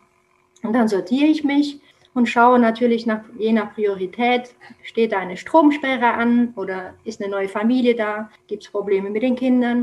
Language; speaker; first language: German; non-native, fluent; Romanian